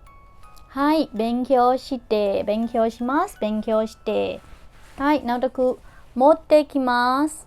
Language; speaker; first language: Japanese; non-native, fluent; Burmese